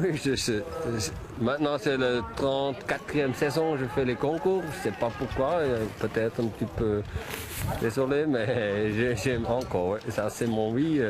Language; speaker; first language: French; non-native, local second language; German